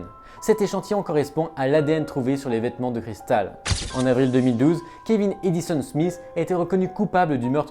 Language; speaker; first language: French; native; French